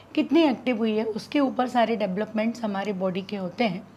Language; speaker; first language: Hindi; native; Hindi